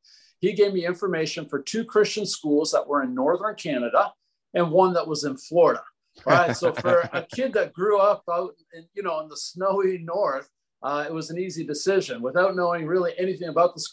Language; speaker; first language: English; native; English